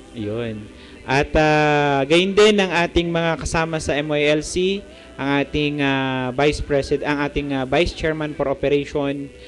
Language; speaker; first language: Filipino; native; Filipino